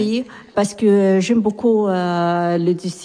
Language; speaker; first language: French; non-native, learner; Arabic